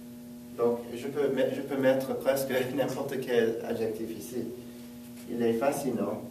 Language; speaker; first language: French; non-native, fluent; English